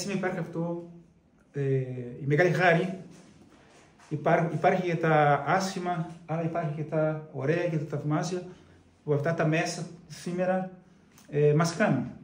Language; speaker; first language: Greek; non-native, fluent; Portuguese